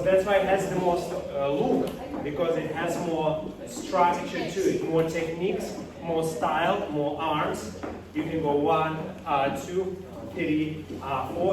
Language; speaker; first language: English; non-native, fluent; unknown